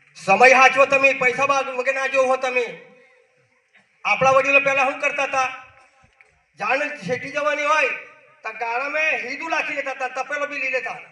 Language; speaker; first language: Gujarati; native; Gujarati